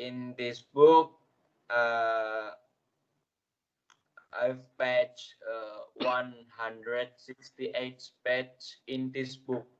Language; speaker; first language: English; non-native, learner; Indonesian